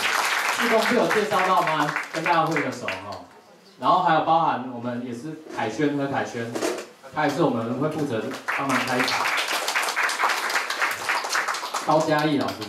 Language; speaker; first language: Chinese; native; Chinese